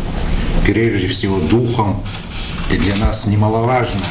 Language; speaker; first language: Russian; native; Russian